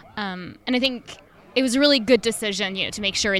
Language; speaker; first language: English; non-native, fluent; French